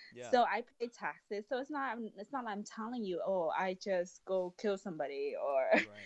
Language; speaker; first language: English; non-native, fluent; Vietnamese